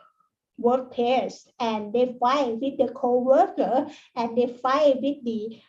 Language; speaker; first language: English; non-native, learner; Thai